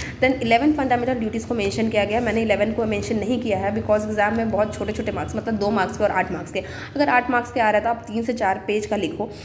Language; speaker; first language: Hindi; native; Hindi